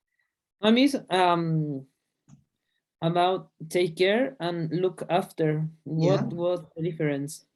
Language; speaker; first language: English; non-native, learner; Spanish